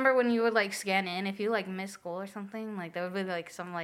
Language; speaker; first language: English; native; English